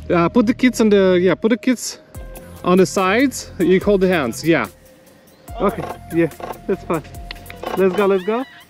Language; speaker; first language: English; non-native, fluent; Ukrainian